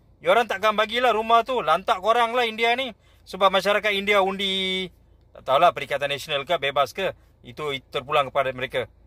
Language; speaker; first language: Malay; non-native, local second language; Tamil